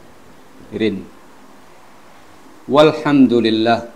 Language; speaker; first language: Arabic; non-native, fluent; Western Cham